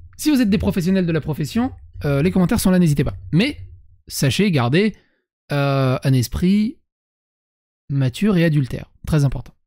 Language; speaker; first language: French; native; French